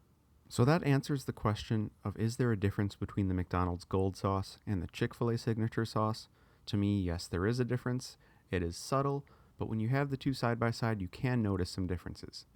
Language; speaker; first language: English; native; English